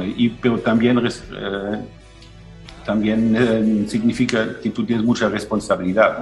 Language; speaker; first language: Spanish; non-native, fluent; German